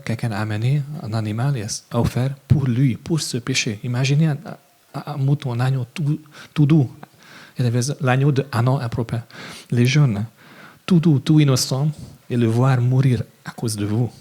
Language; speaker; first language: French; non-native, fluent; English